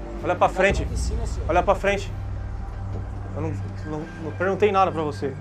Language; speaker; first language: Portuguese; native; Portuguese